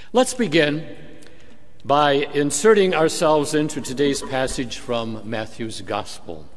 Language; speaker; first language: English; native; English